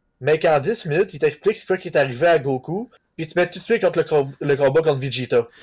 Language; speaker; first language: French; native; French